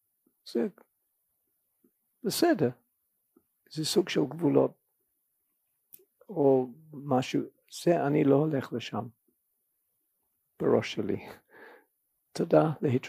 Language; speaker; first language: Hebrew; non-native, fluent; English